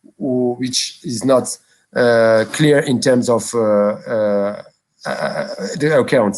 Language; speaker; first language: English; non-native, local second language; French